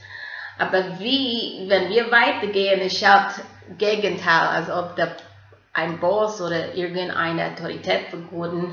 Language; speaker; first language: German; non-native, fluent; English